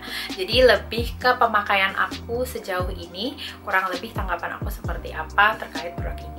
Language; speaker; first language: Indonesian; native; Indonesian